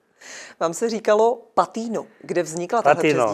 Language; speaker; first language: Czech; native; Czech